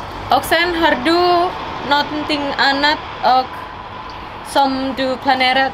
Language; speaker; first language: Swedish; non-native, learner; Indonesian